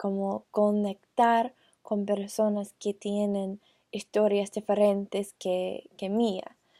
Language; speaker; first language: Spanish; non-native, learner; English